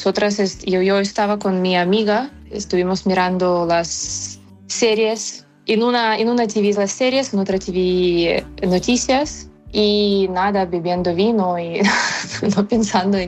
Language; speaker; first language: Spanish; non-native, fluent; Ukrainian